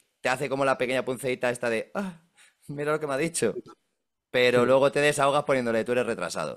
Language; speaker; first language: Spanish; native; Spanish